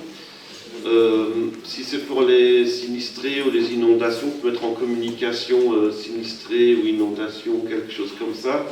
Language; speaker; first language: French; native; French